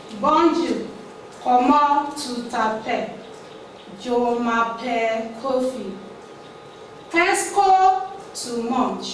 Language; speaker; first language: French; non-native, fluent; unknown